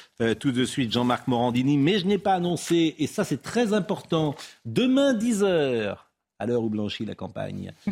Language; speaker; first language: French; native; French